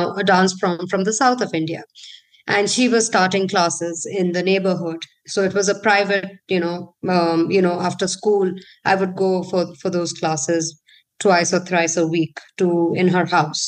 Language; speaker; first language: English; non-native, local second language; Hindi